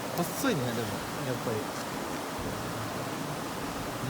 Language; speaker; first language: Japanese; native; Japanese